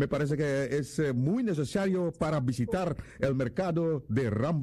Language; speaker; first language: Spanish; non-native, learner; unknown